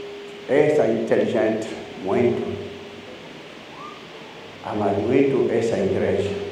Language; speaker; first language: Portuguese; non-native, learner; Lingala